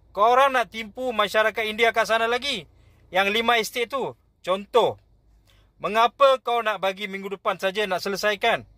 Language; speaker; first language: Malay; non-native, local second language; Tamil